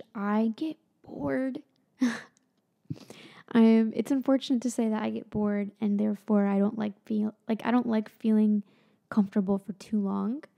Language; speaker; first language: English; native; English